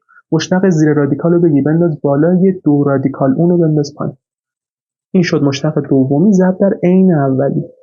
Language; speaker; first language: Persian; native; Persian